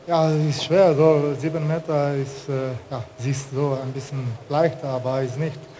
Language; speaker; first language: German; non-native, learner; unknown